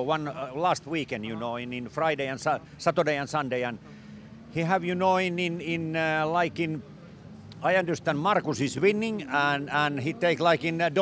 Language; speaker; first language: English; non-native, learner; Finnish